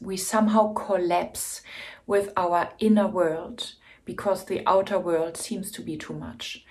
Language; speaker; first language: English; non-native, fluent; German